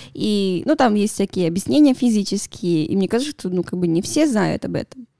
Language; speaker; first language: Russian; non-native, fluent; Spanish